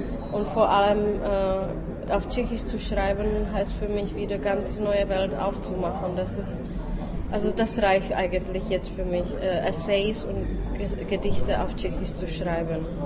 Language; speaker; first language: German; non-native, fluent; Czech